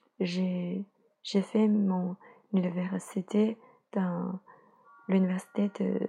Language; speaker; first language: French; non-native, learner; Chinese